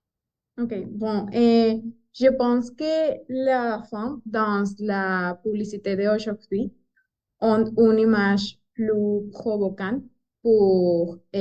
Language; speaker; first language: French; non-native, learner; Spanish